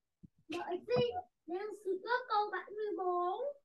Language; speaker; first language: Chinese; non-native, learner; Vietnamese